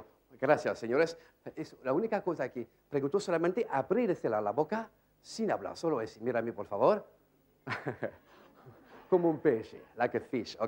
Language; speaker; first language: Spanish; non-native, learner; French